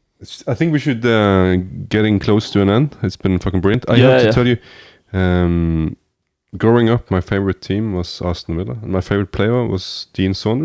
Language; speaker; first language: English; non-native, fluent; Norwegian